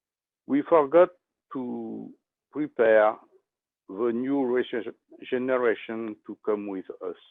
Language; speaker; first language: English; non-native, learner; French